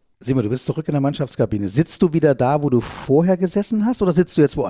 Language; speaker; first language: German; native; German